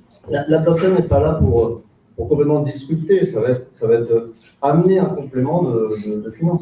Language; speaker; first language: French; native; French